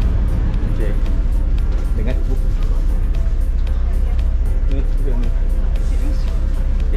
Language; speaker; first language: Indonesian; non-native, learner; Lao